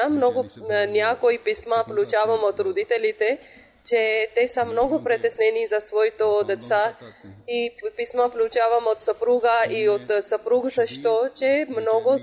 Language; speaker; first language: Bulgarian; non-native, local second language; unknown